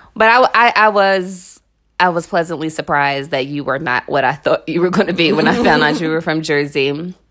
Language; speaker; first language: English; native; English